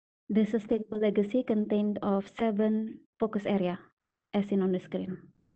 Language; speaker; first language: English; non-native, fluent; Indonesian